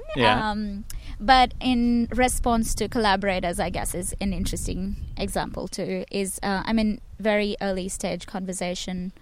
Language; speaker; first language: English; non-native, local second language; Tamil